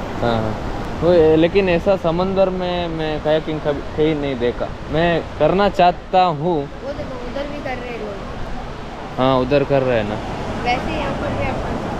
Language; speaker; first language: Hindi; non-native, local second language; Kannada